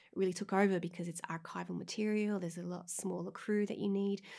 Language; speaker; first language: English; native; English